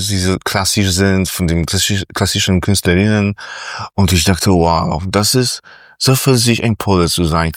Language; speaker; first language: German; non-native, fluent; Polish